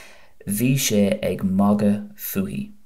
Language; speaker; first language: Irish; non-native, local second language; English